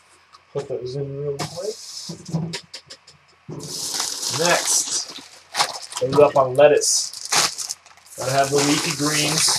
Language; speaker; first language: English; native; English